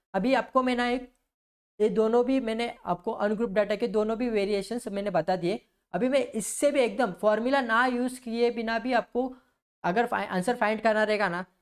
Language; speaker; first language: Hindi; non-native, local second language; Marathi